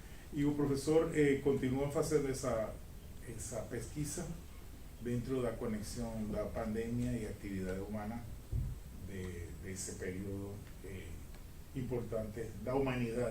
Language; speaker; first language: Portuguese; non-native, fluent; Spanish